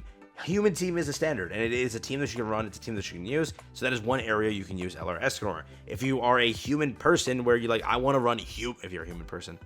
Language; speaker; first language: English; native; English